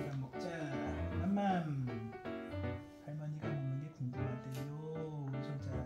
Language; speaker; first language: Korean; native; Korean